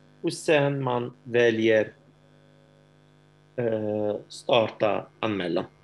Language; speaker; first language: Swedish; non-native, fluent; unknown